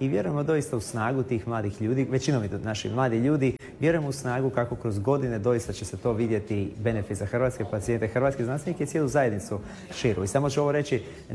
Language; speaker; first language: Croatian; native; Croatian